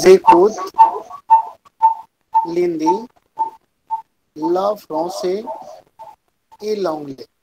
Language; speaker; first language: French; non-native, fluent; Hindi